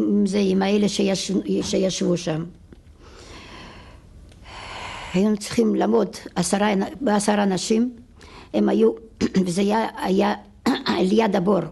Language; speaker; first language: Hebrew; non-native, fluent; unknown